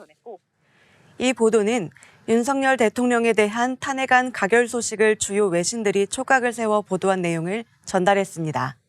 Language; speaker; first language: Korean; native; Korean